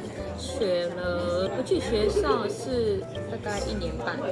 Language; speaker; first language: Chinese; non-native, learner; Japanese